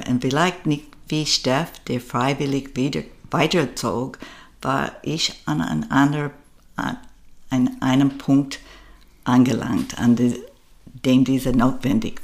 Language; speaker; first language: German; non-native, fluent; English